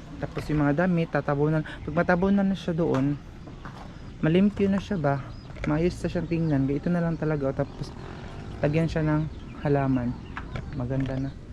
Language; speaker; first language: Filipino; non-native, local second language; Cebuano